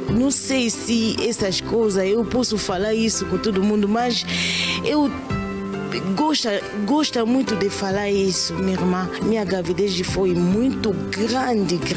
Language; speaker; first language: Portuguese; non-native, learner; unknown